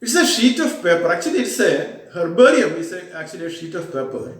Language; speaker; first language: English; non-native, local second language; Malayalam